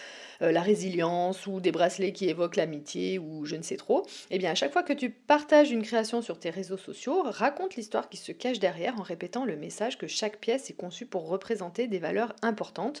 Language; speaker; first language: French; native; French